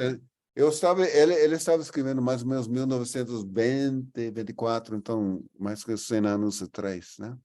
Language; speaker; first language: Portuguese; non-native, fluent; English